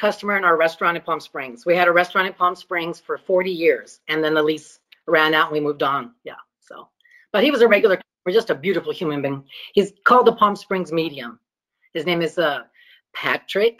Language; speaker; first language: English; early bilingual, other home language; Greek